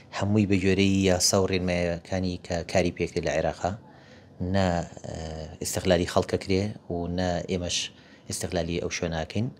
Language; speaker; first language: Central Kurdish; native; Central Kurdish